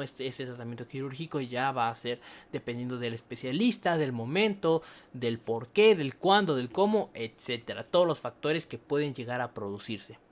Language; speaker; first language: Spanish; native; Spanish